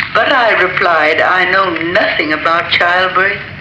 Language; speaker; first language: English; native; English